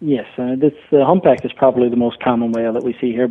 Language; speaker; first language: English; native; English